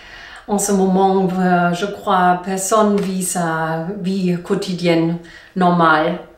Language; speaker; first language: French; non-native, learner; German